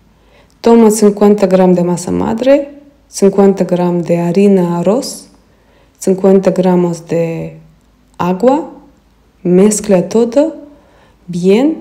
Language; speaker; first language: Spanish; non-native, fluent; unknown